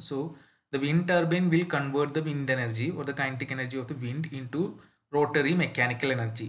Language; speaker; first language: English; non-native, local second language; Malayalam